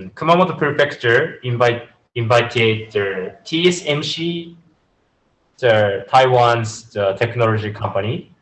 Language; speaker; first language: English; non-native, learner; Japanese